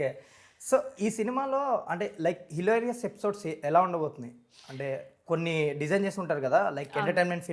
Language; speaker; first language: Telugu; native; Telugu